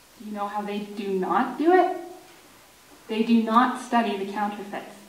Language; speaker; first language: English; native; English